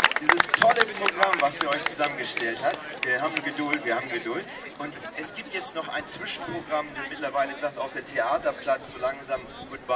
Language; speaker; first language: German; native; German